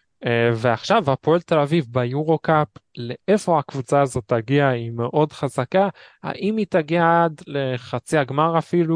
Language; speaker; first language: Hebrew; native; Hebrew